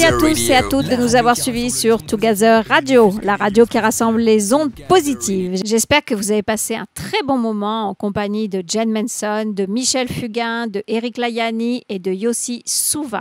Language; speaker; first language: French; native; French